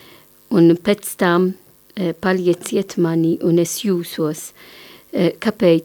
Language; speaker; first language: Latvian; non-native, learner; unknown